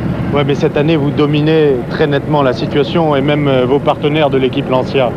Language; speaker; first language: French; native; French